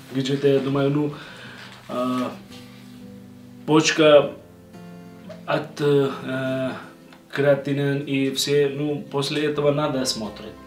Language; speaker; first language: Russian; non-native, learner; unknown